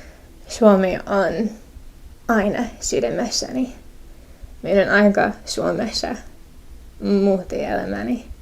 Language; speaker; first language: Finnish; non-native, fluent; English